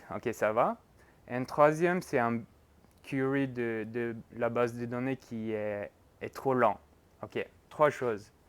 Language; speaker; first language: French; non-native, fluent; Norwegian